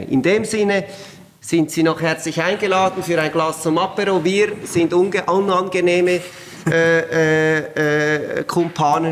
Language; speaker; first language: German; native; German